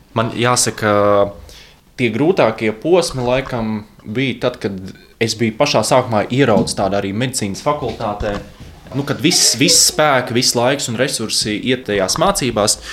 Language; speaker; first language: Latvian; non-native, local second language; Russian